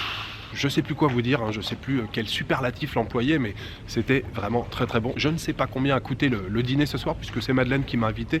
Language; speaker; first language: French; native; French